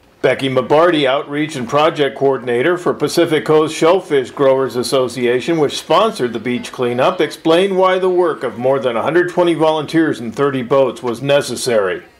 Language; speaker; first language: English; native; English